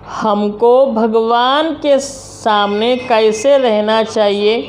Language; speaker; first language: Hindi; non-native, local second language; Telugu